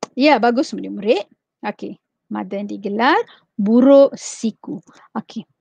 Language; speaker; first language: Malay; non-native, local second language; Tamil